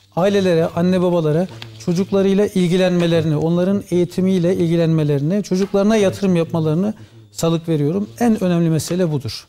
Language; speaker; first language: Turkish; early bilingual, heritage; Turkish